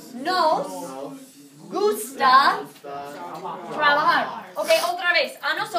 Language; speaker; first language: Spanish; non-native, fluent; English